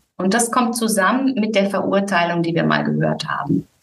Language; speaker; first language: German; native; German